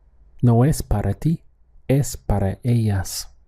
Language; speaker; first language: Spanish; non-native, fluent; English